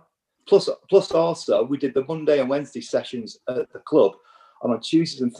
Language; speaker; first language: English; native; English